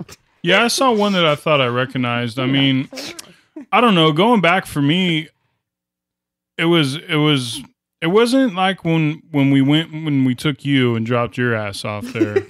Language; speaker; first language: English; native; English